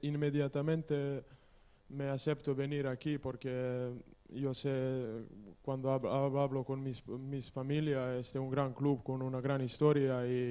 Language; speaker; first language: Spanish; non-native, learner; Serbian